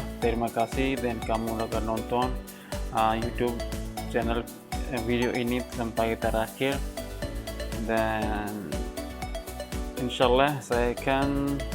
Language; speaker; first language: Indonesian; non-native, learner; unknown